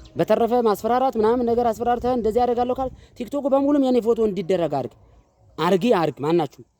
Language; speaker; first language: Amharic; non-native, local second language; Sebat Bet Gurage